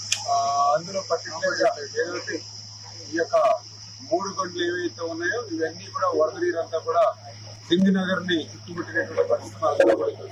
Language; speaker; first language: Telugu; native; Telugu